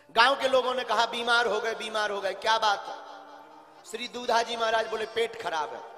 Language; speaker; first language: Hindi; native; Hindi